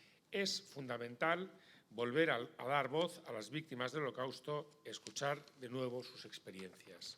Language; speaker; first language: Spanish; native; Spanish